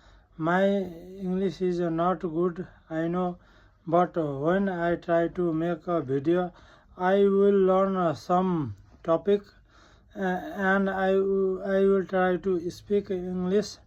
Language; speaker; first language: English; non-native, learner; Nepali